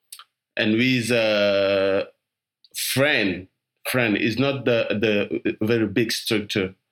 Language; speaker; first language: English; non-native, learner; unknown